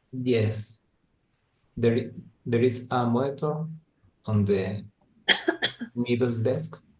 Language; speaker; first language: English; non-native, learner; Spanish